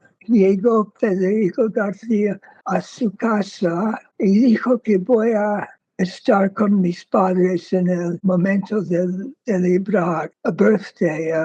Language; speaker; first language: Spanish; non-native, fluent; English